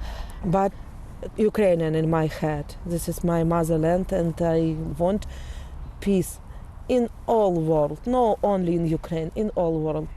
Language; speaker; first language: English; non-native, learner; Ukrainian